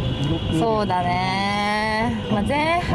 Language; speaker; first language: Japanese; native; Japanese